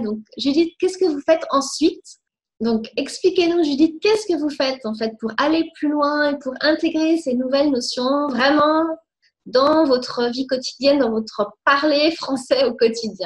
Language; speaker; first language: French; native; French